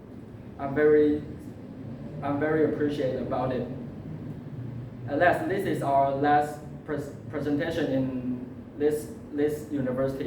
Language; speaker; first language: English; non-native, learner; Chinese